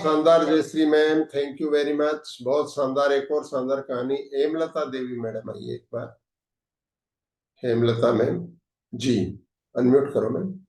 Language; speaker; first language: Hindi; native; Hindi